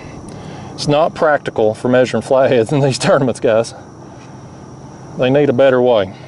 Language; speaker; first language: English; native; English